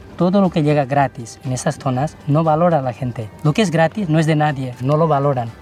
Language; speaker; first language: Spanish; early bilingual, other home language; Nepali